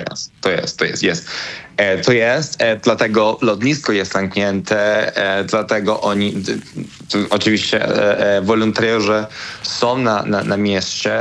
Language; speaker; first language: Polish; non-native, fluent; Spanish